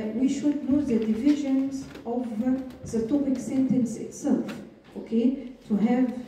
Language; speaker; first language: English; non-native, fluent; Arabic